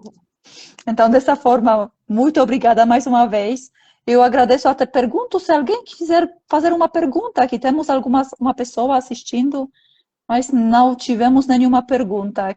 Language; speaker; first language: Portuguese; non-native, fluent; Polish